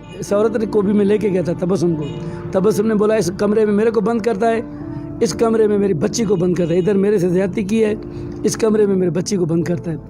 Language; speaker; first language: Urdu; non-native, local second language; Sindhi